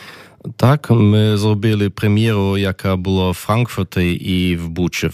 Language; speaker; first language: Ukrainian; non-native, learner; German